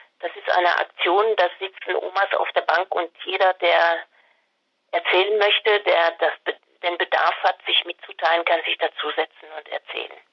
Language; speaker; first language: German; non-native, fluent; French